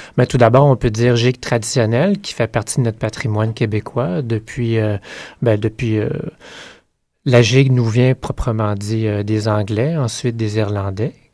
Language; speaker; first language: French; native; French